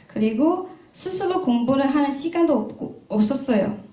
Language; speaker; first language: Korean; non-native, learner; Chinese